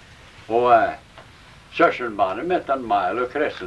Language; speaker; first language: Norwegian; early bilingual, heritage; Norwegian